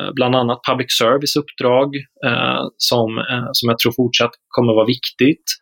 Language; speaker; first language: Swedish; native; Swedish